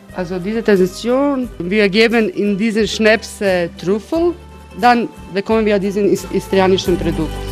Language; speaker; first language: German; non-native, learner; Croatian